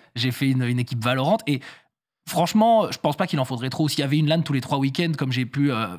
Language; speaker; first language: French; native; French